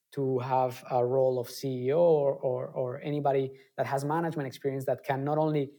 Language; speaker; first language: English; non-native, fluent; Spanish